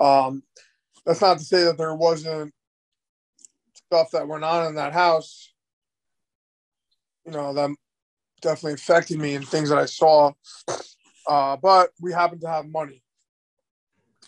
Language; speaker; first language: English; native; English